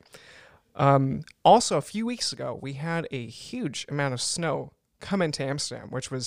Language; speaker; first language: English; native; English